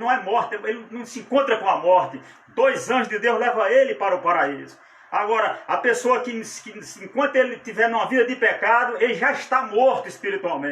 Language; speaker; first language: Portuguese; native; Portuguese